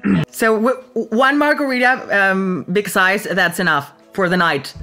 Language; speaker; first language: English; non-native, fluent; Spanish